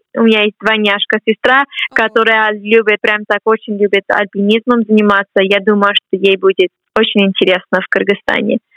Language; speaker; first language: Russian; non-native, fluent; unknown